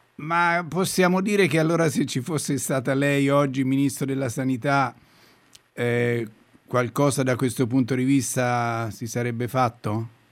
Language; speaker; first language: Italian; native; Italian